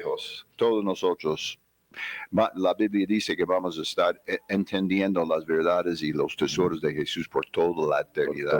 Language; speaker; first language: Spanish; non-native, fluent; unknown